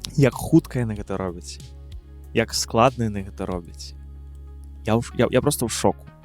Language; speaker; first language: Belarusian; non-native, local second language; Russian